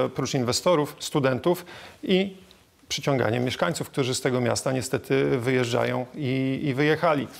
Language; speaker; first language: Polish; native; Polish